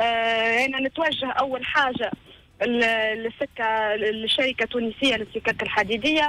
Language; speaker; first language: Arabic; native; Arabic